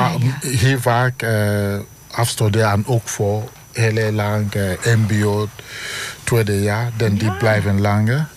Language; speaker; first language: Dutch; non-native, fluent; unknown